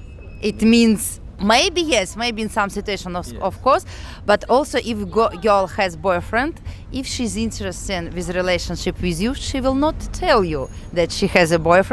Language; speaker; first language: English; non-native, fluent; Russian